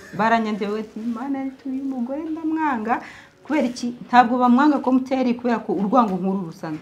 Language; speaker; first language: Kinyarwanda; early bilingual, heritage; Kinyarwanda